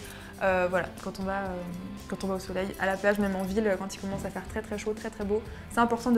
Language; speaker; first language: French; native; French